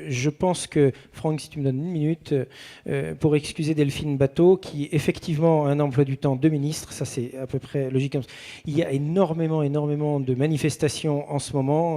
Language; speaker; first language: French; native; French